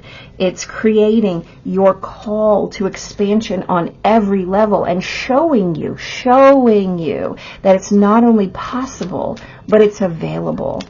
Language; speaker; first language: English; native; English